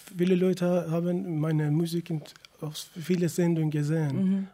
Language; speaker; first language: German; non-native, fluent; Persian